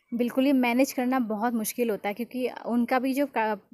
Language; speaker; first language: Hindi; native; Hindi